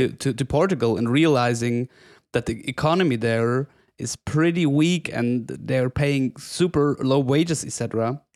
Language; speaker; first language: English; non-native, fluent; German